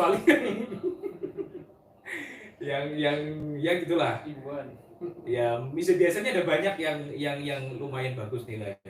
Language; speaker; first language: Indonesian; native; Indonesian